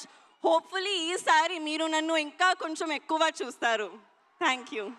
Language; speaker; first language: Telugu; non-native, learner; Hindi